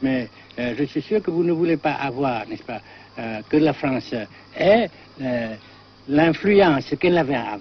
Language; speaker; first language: French; non-native, fluent; Vietnamese